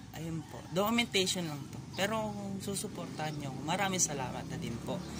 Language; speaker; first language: Filipino; native; Filipino